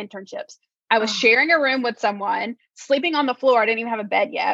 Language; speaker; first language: English; native; English